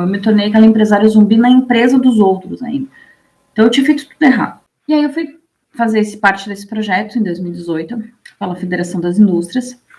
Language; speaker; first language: Portuguese; native; Portuguese